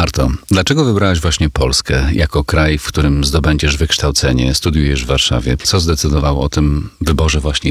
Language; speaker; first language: Polish; native; Polish